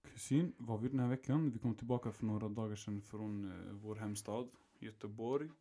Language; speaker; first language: Swedish; early bilingual, other home language; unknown